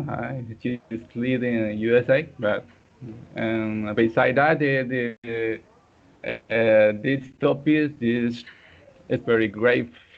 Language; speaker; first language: English; non-native, learner; Spanish